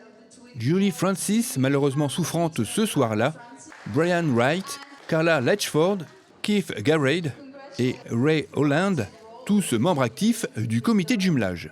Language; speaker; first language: French; native; French